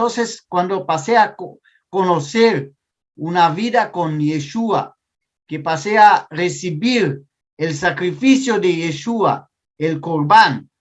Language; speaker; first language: Spanish; non-native, fluent; Portuguese